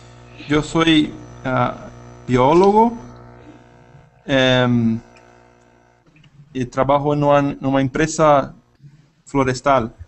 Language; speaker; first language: Spanish; non-native, learner; Portuguese